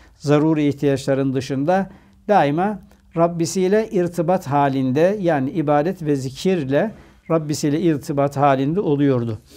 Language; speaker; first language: Turkish; native; Turkish